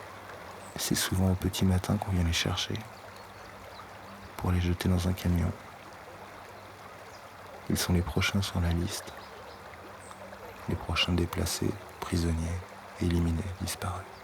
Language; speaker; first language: French; native; French